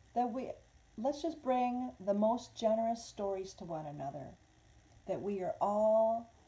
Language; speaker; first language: English; native; English